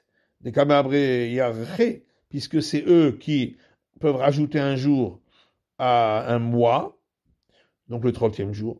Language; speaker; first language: French; native; French